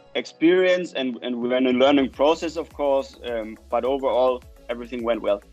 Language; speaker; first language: English; non-native, fluent; German